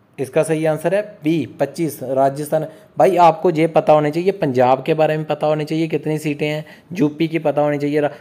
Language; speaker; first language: Hindi; native; Hindi